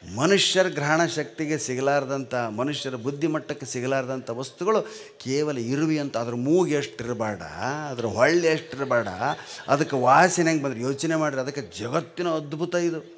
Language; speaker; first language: Kannada; native; Kannada